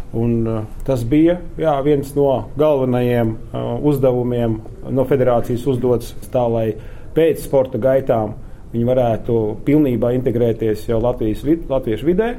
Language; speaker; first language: Latvian; native; Latvian